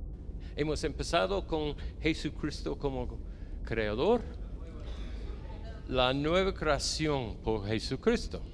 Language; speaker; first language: Spanish; non-native, fluent; English